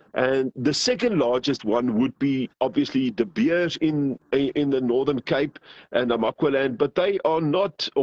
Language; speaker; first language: English; non-native, local second language; Afrikaans